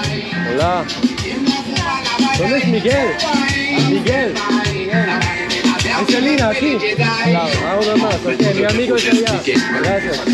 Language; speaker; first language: Spanish; non-native, learner; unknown